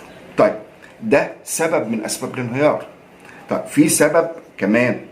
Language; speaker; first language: Arabic; native; Arabic